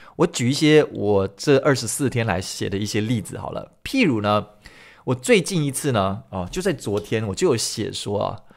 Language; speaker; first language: Chinese; early bilingual, other home language; Min Nan Chinese